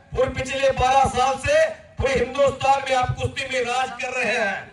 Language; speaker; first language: Hindi; non-native, local second language; Marathi